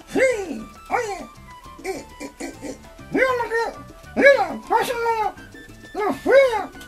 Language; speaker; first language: Spanish; early bilingual, heritage; Spanish